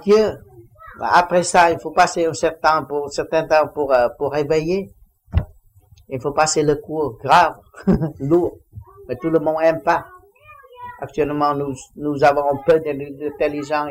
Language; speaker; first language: French; non-native, learner; Vietnamese